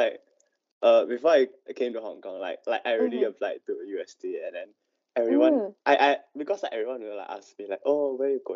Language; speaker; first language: English; non-native, local second language; Cantonese